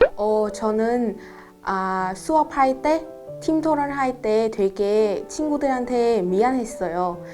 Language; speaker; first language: Korean; non-native, fluent; Vietnamese